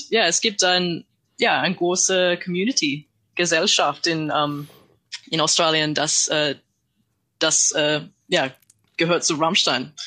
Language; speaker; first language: German; non-native, learner; English